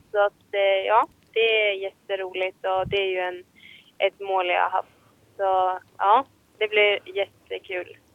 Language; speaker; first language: Swedish; native; Swedish